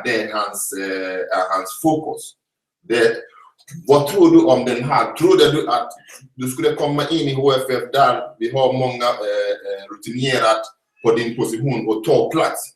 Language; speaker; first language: Swedish; non-native, fluent; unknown